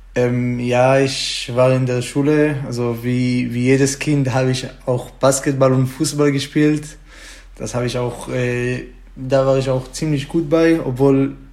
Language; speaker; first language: German; non-native, learner; Hebrew